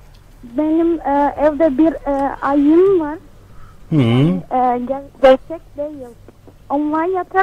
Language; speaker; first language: Turkish; non-native, learner; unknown